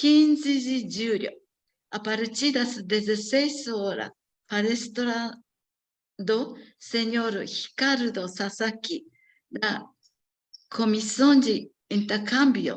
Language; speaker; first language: Portuguese; non-native, learner; Japanese